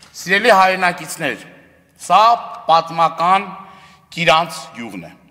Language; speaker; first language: Armenian; native; Armenian